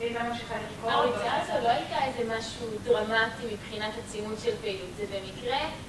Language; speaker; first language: Hebrew; native; Hebrew